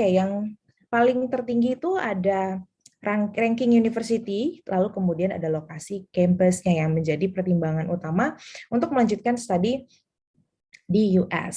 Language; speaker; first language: Indonesian; native; Indonesian